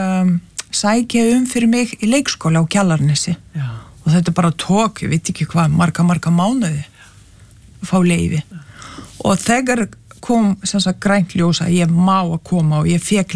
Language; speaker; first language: Icelandic; non-native, fluent; Lithuanian